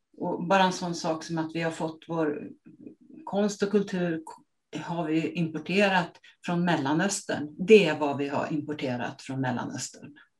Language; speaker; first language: Swedish; native; Swedish